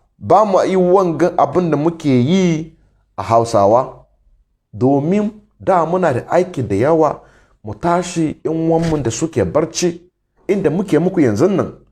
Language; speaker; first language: Hausa; non-native, local second language; Igbo